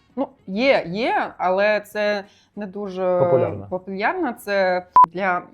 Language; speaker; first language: Ukrainian; non-native, learner; German